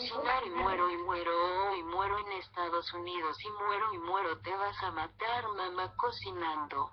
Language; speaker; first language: Spanish; native; Spanish